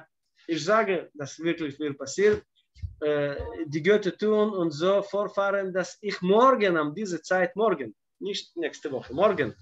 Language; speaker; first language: German; non-native, fluent; Russian